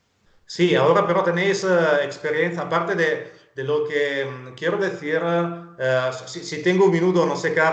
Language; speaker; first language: Spanish; non-native, fluent; Italian